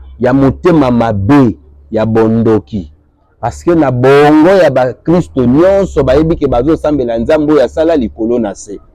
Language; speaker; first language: Lingala; native; Lingala